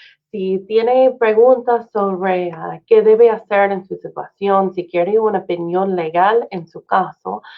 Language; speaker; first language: Spanish; non-native, fluent; English